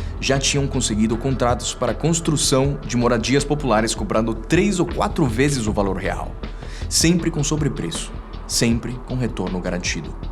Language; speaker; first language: Portuguese; non-native, fluent; Spanish